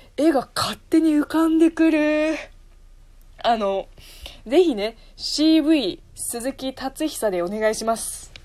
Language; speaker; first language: Japanese; non-native, fluent; Chinese